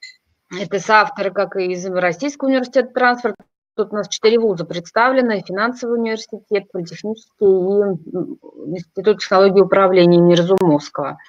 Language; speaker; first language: Russian; native; Russian